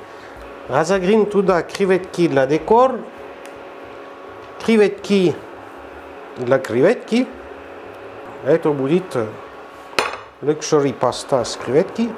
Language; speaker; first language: Russian; non-native, learner; French